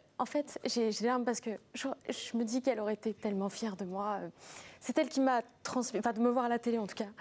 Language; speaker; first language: French; native; French